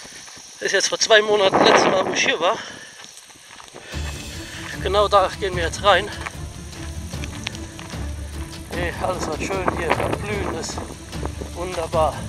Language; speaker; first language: German; native; German